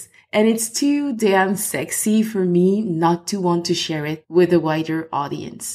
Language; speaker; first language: English; non-native, fluent; French